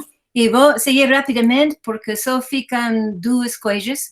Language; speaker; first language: Portuguese; non-native, fluent; English